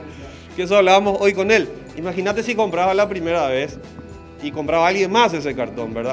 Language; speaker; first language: Spanish; native; Spanish